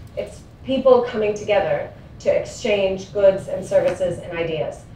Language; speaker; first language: English; native; English